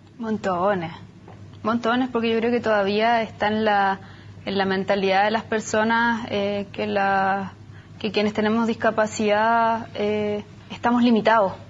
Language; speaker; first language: Spanish; native; Spanish